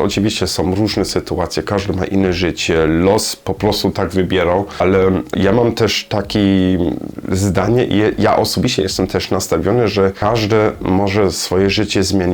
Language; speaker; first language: Polish; non-native, learner; German